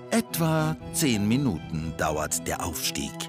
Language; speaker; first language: German; native; German